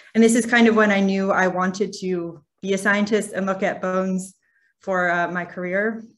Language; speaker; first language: English; native; English